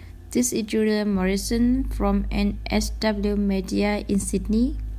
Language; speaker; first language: English; non-native, learner; Vietnamese